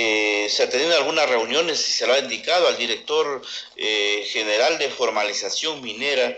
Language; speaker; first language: Spanish; native; Spanish